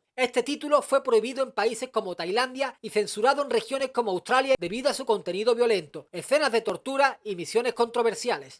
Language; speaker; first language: Spanish; native; Spanish